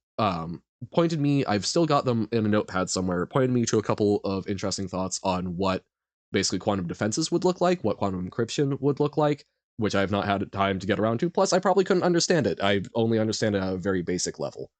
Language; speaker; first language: English; native; English